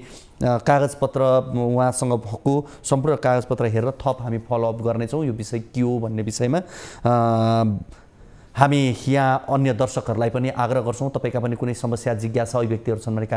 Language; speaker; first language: Nepali; native; Nepali